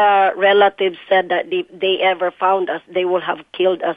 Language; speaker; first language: English; non-native, local second language; Cebuano